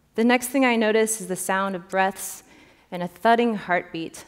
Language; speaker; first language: English; native; English